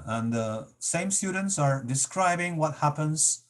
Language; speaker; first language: English; non-native, fluent; Spanish